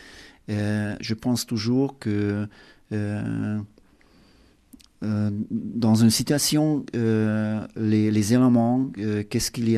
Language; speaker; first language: French; non-native, learner; Hungarian